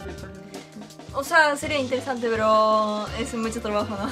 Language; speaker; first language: Spanish; non-native, fluent; Japanese